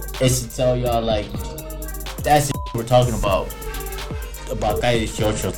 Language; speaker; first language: English; early bilingual, other home language; Spanish